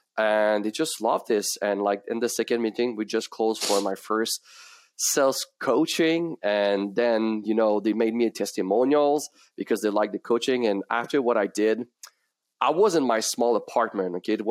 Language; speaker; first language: English; non-native, fluent; French